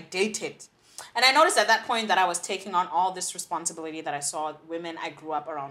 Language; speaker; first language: English; non-native, local second language; Shona